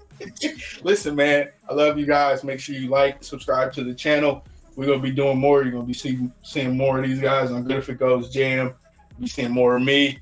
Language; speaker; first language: English; native; English